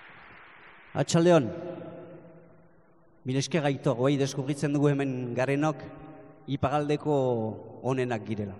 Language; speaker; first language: Basque; native; Basque